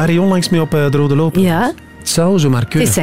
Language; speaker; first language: Dutch; native; Dutch